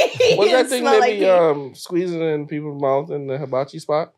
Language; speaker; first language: English; native; English